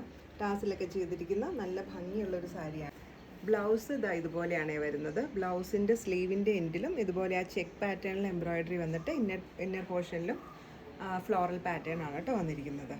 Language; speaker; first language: Malayalam; native; Malayalam